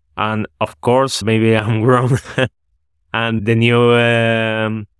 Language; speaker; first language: English; non-native, fluent; Spanish